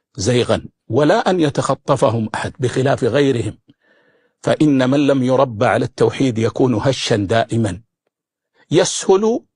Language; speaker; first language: Arabic; native; Arabic